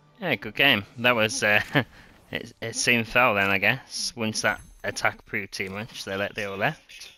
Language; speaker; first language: English; native; English